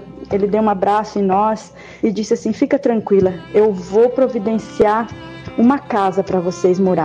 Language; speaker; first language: Portuguese; native; Portuguese